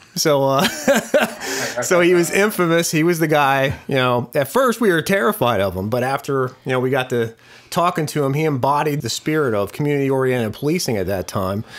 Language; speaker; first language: English; native; English